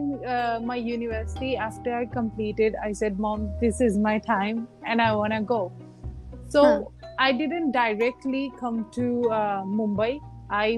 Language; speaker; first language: English; native; English